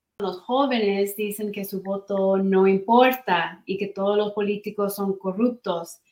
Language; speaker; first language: Spanish; early bilingual, heritage; Spanish